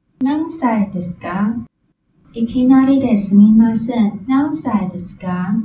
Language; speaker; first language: Japanese; non-native, learner; Chinese